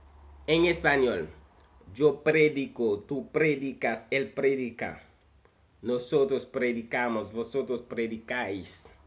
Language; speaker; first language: Spanish; non-native, fluent; Haitian Creole